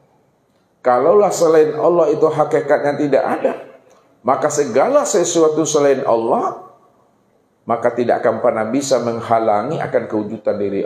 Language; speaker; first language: Indonesian; native; Indonesian